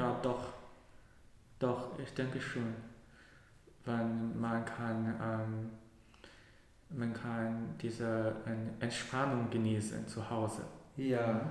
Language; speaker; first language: German; non-native, learner; Cantonese